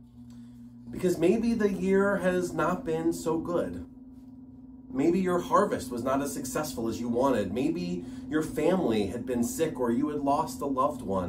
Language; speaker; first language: English; native; English